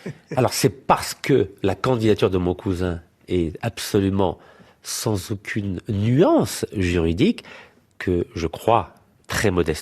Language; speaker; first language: French; native; French